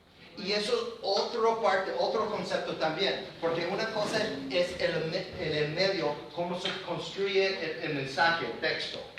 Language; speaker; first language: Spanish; non-native, fluent; English